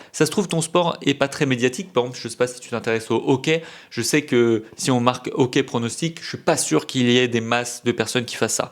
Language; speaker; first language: French; native; French